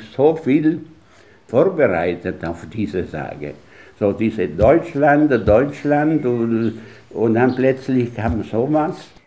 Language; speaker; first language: German; non-native, fluent; Italian